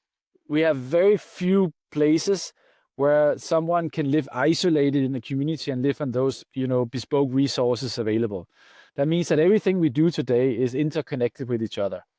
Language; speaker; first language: English; non-native, fluent; Danish